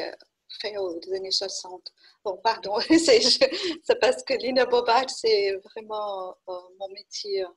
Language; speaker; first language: French; non-native, fluent; Portuguese